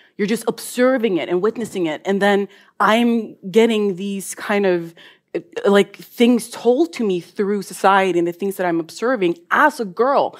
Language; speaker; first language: English; non-native, fluent; Norwegian